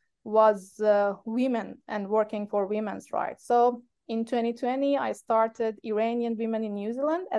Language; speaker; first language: English; non-native, fluent; Persian